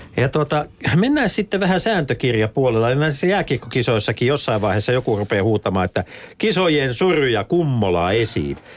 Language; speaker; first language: Finnish; native; Finnish